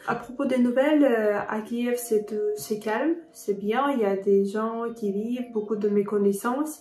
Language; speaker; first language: French; non-native, fluent; Ukrainian